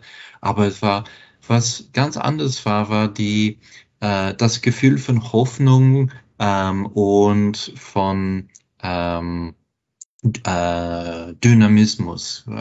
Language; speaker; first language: German; non-native, fluent; English